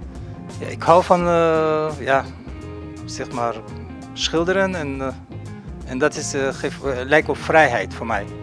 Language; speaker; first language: Dutch; non-native, learner; Russian